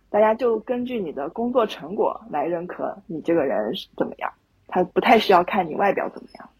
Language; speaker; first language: Chinese; native; Chinese